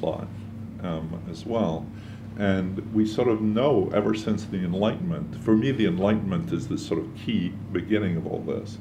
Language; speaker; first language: English; native; English